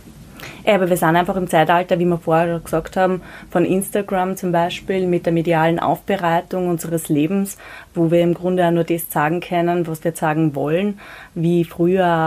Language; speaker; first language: German; native; German